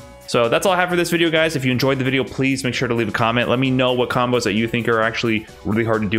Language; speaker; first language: English; native; English